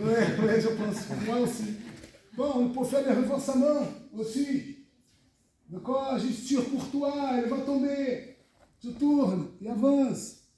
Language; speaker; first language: French; non-native, fluent; Portuguese